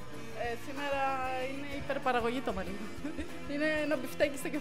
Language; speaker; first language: Greek; native; Greek